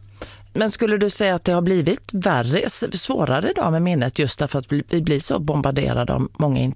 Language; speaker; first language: Swedish; native; Swedish